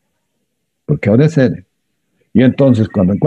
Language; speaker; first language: Spanish; native; Spanish